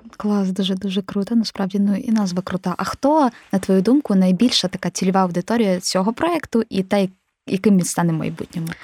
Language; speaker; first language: Ukrainian; native; Ukrainian